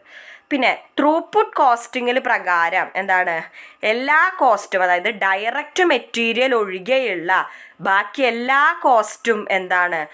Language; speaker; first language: Malayalam; native; Malayalam